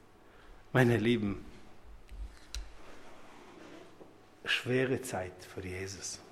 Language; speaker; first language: German; non-native, fluent; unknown